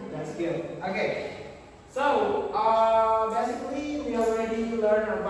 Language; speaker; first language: English; non-native, learner; Indonesian